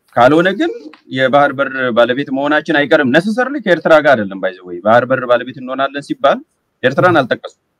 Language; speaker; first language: Amharic; native; Amharic